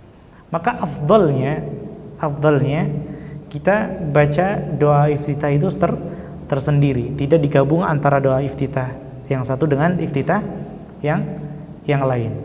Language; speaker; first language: Indonesian; native; Indonesian